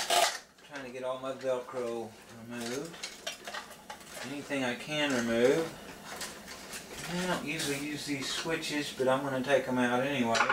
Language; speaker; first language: English; native; English